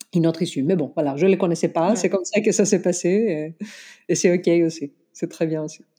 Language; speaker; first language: French; non-native, fluent; Greek